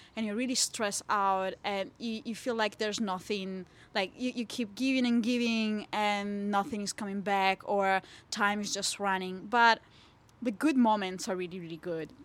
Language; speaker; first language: English; non-native, fluent; Italian